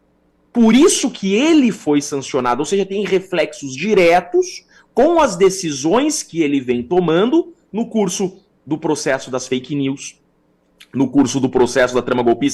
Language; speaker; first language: Portuguese; native; Portuguese